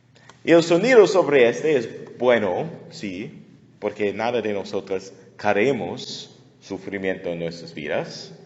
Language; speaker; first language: Spanish; non-native, fluent; English